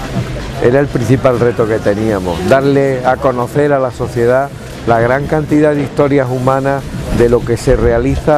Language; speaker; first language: Spanish; native; Spanish